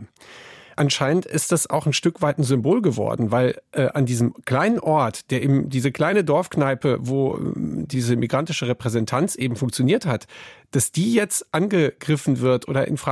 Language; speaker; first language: German; native; German